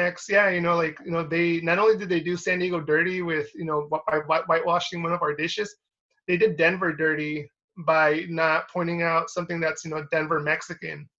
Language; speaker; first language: English; early bilingual, other home language; Spanish